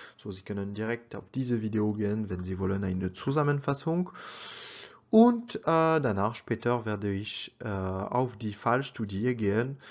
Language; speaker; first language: German; non-native, learner; French